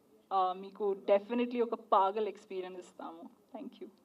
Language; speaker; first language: Telugu; non-native, learner; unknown